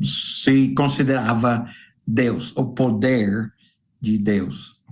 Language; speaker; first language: Portuguese; non-native, fluent; English